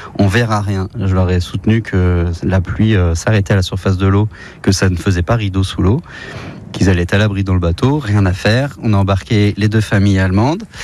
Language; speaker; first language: French; native; French